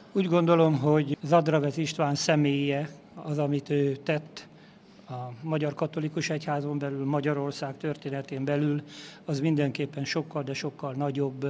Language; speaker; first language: Hungarian; native; Hungarian